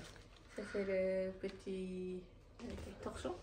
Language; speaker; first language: French; non-native, learner; Japanese